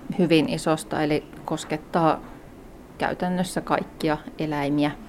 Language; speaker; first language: Finnish; native; Finnish